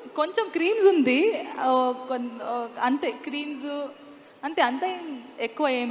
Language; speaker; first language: Telugu; non-native, local second language; Kannada